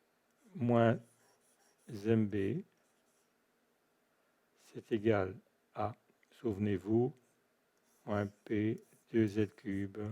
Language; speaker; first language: French; native; French